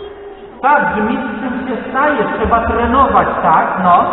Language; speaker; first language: Polish; native; Polish